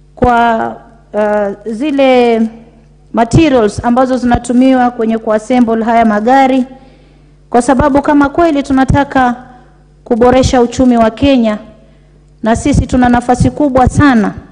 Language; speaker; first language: Swahili; native; Swahili